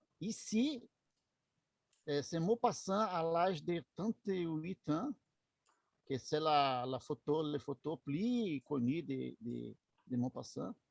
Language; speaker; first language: French; non-native, learner; Portuguese